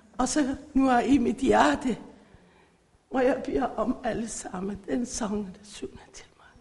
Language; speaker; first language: Danish; non-native, learner; Persian